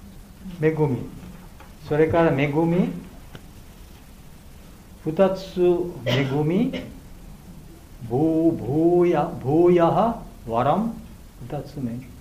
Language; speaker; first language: Japanese; non-native, learner; Bangla